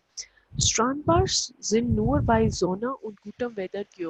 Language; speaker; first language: German; non-native, fluent; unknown